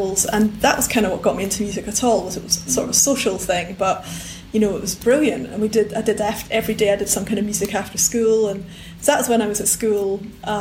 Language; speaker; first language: English; native; English